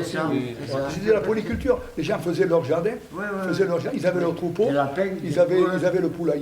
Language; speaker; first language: French; native; French